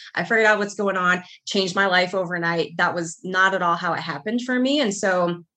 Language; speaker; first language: English; native; English